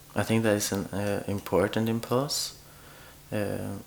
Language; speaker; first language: English; non-native, fluent; Swedish